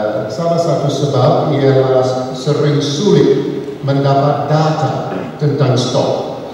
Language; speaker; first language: Malay; non-native, fluent; English